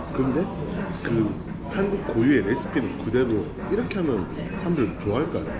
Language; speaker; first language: Korean; native; Korean